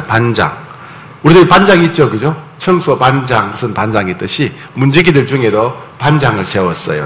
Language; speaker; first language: Korean; native; Korean